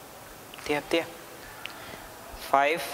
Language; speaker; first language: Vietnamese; non-native, learner; Hindi